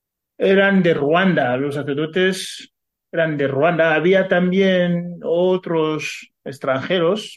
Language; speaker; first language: Spanish; non-native, fluent; Kinyarwanda